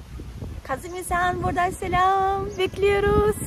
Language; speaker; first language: Turkish; non-native, learner; Russian